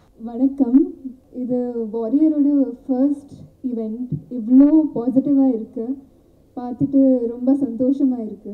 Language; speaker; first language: Tamil; non-native, learner; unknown